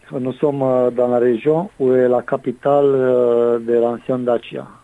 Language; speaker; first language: French; non-native, fluent; Romanian